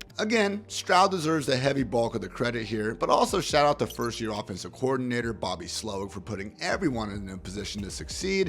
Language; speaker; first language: English; native; English